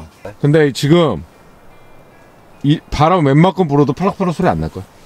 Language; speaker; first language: Korean; native; Korean